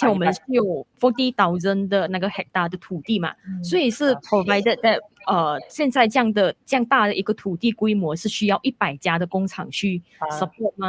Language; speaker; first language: Chinese; native; Chinese